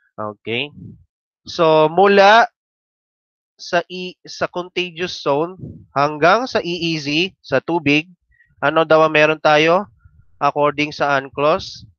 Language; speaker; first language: Filipino; native; Filipino